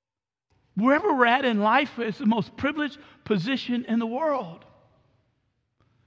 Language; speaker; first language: English; native; English